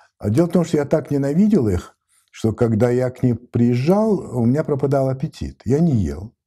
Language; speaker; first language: Russian; non-native, fluent; French